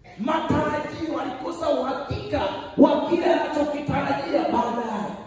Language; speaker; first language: Swahili; native; Swahili